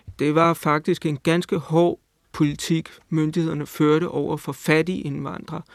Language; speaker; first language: Danish; native; Danish